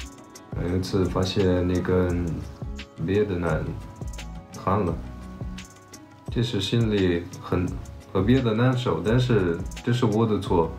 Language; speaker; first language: Chinese; early bilingual, heritage; Chinese